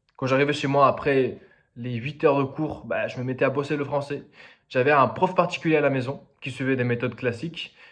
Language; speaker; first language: French; non-native, fluent; Spanish